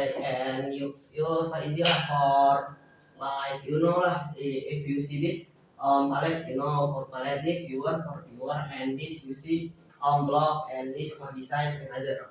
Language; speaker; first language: English; non-native, learner; Indonesian